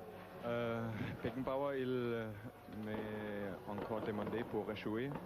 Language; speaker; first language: French; non-native, learner; German